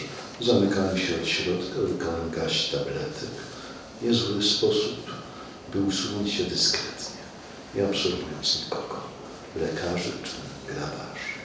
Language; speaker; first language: Polish; native; Polish